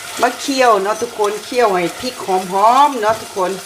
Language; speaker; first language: Thai; non-native, local second language; Lao